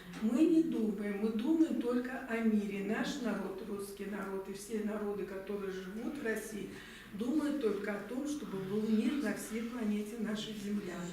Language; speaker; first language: Russian; native; Russian